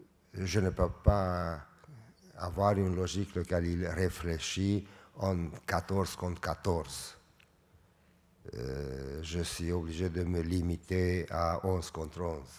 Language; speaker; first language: French; non-native, fluent; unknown